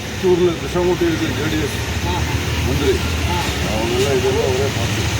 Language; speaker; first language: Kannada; non-native, learner; Tamil